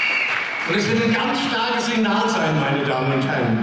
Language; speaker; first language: German; native; German